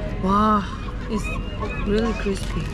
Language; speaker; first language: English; non-native, learner; Korean